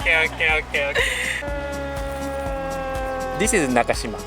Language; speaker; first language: English; non-native, learner; Japanese